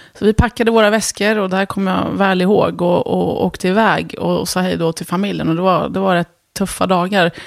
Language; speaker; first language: Swedish; early bilingual, other home language; Arabic